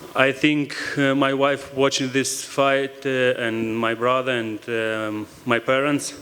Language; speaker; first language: English; non-native, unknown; Russian